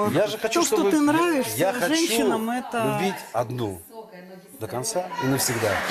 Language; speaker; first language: Russian; native; Russian